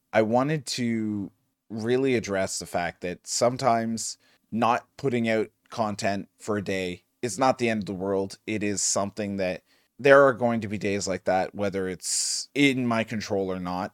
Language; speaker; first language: English; native; English